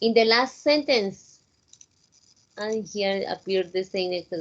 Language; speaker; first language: English; non-native, fluent; Spanish